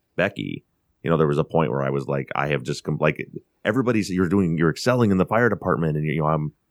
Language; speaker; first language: English; native; English